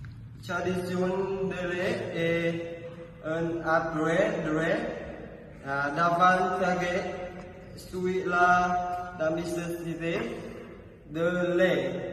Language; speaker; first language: French; non-native, learner; Vietnamese